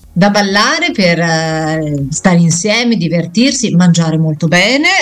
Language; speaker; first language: Italian; native; Italian